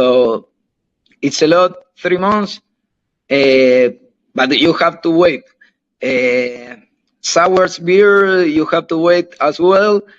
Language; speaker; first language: English; non-native, learner; Spanish